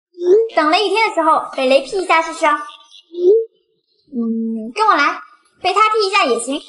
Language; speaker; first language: Chinese; native; Chinese